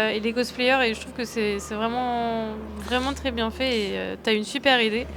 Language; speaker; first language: French; native; French